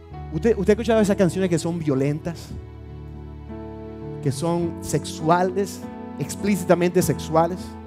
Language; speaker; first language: Spanish; native; Spanish